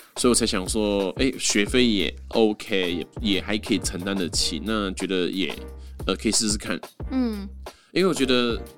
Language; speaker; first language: Chinese; non-native, local second language; Hakka Chinese